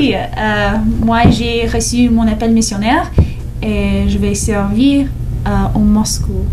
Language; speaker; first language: French; non-native, learner; English